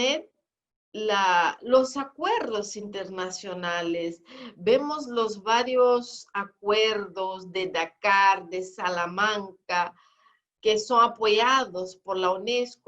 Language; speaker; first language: Spanish; non-native, fluent; Portuguese